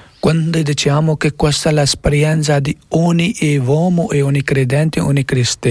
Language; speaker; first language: Italian; non-native, learner; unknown